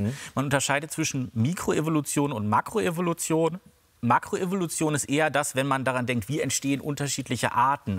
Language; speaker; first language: German; native; German